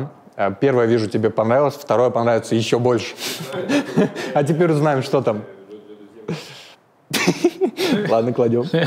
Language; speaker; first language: Russian; native; Russian